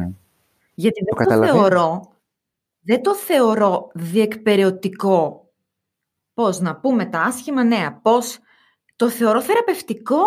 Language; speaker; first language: Greek; native; Greek